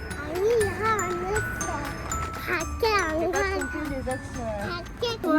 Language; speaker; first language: Korean; early bilingual, heritage; Korean